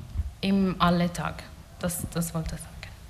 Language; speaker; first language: German; non-native, learner; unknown